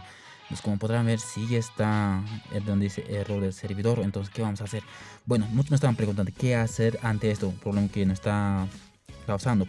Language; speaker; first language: Spanish; non-native, local second language; Quechua